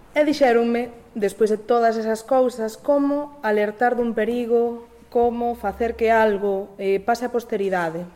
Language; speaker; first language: Galician; non-native, local second language; Spanish